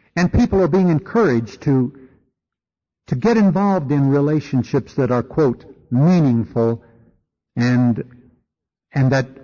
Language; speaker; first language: English; native; English